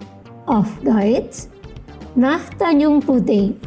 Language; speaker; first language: German; non-native, fluent; Indonesian